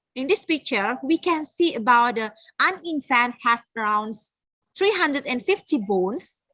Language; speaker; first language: English; non-native, learner; Indonesian